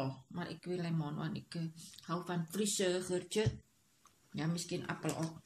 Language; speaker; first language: Dutch; non-native, learner; Indonesian